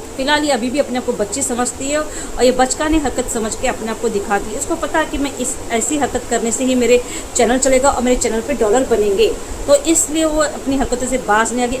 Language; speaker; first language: Hindi; native; Hindi